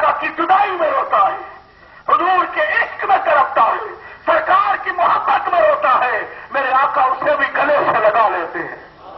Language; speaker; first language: Urdu; non-native, local second language; Sindhi